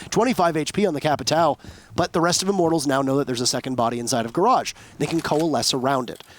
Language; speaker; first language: English; native; English